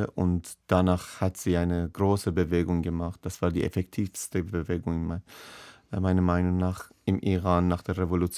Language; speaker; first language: German; non-native, learner; Persian